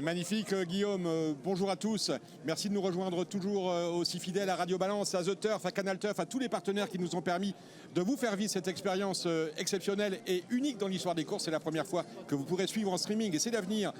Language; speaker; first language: French; native; French